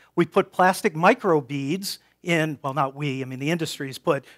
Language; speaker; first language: English; native; English